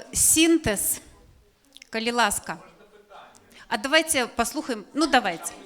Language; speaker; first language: Belarusian; non-native, local second language; Russian